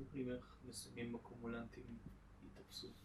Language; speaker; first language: Hebrew; native; Hebrew